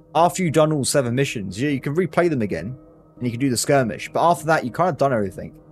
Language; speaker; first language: English; native; English